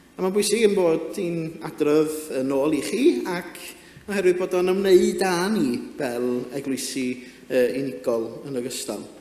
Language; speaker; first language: Welsh; native; Welsh